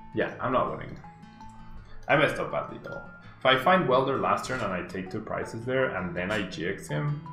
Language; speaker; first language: English; non-native, fluent; Spanish